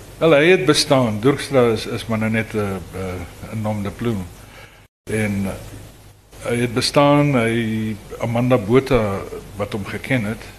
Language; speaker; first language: Afrikaans; native; Afrikaans